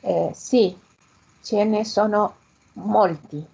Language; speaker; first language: Italian; non-native, learner; Spanish